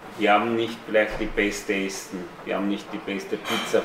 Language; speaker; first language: German; early bilingual, other home language; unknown